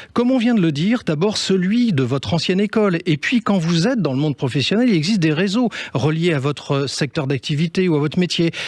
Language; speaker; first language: French; native; French